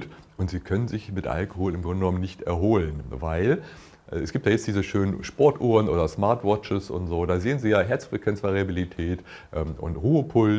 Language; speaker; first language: German; native; German